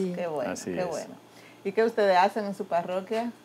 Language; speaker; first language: Spanish; native; Spanish